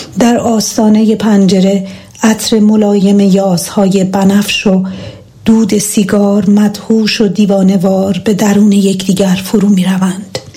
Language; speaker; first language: Persian; native; Persian